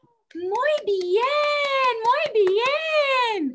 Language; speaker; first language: Spanish; non-native, fluent; English